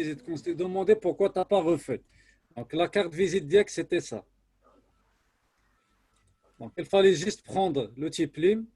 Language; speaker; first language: French; non-native, local second language; Arabic